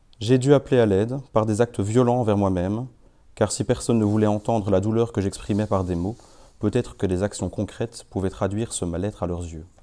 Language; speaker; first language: French; native; French